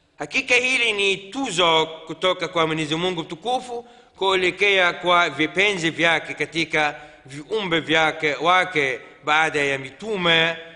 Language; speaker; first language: Swahili; non-native, fluent; Arabic